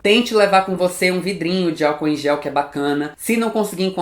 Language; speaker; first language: Portuguese; native; Portuguese